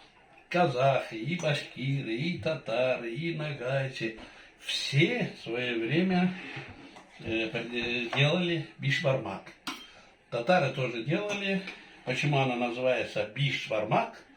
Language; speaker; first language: Russian; non-native, local second language; Tatar